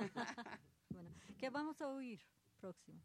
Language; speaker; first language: Spanish; early bilingual, heritage; Spanish